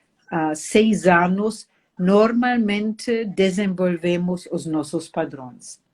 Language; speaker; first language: Portuguese; non-native, fluent; German